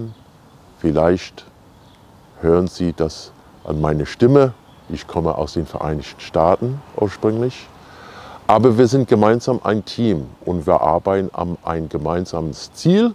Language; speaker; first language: German; non-native, fluent; English